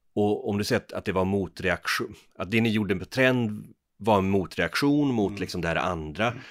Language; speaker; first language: Swedish; native; Swedish